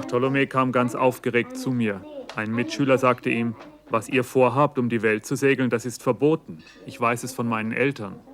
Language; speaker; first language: German; native; German